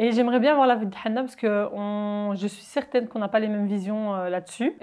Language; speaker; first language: French; native; French